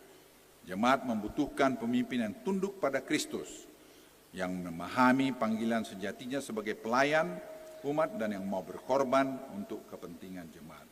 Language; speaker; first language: Indonesian; native; Indonesian